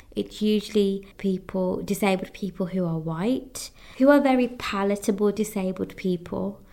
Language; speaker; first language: English; native; English